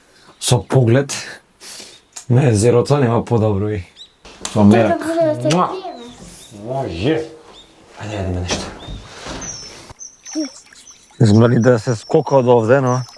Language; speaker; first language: Macedonian; native; Macedonian